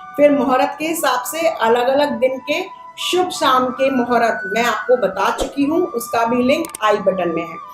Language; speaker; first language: Hindi; native; Hindi